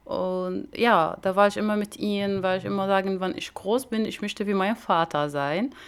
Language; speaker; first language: German; non-native, learner; Arabic